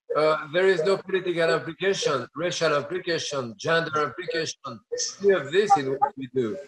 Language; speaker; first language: English; non-native, fluent; French